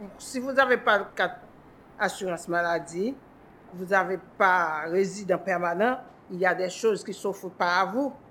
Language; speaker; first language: French; non-native, local second language; Haitian Creole